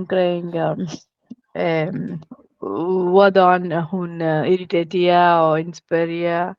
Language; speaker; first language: Danish; non-native, learner; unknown